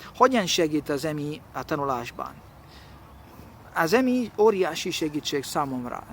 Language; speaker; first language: Hungarian; non-native, learner; Italian